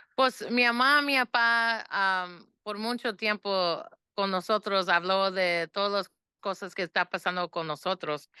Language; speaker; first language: Spanish; early bilingual, heritage; Spanish